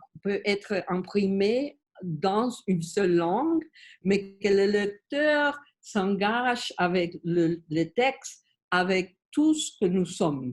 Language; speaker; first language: French; non-native, learner; Spanish